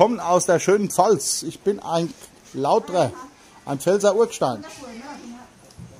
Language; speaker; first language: German; native; German